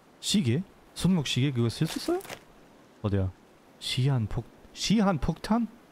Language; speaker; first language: Korean; non-native, learner; German